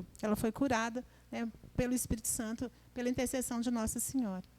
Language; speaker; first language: Portuguese; native; Portuguese